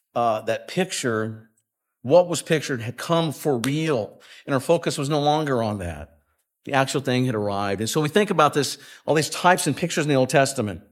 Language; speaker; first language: English; native; English